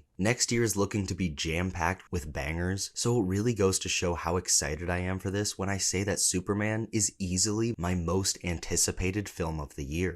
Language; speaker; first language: English; native; English